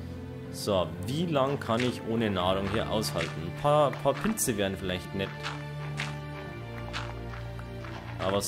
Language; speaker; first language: German; native; German